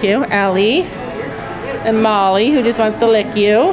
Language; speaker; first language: English; native; English